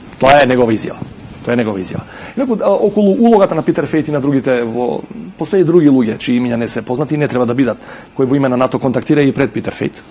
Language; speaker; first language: Macedonian; native; Macedonian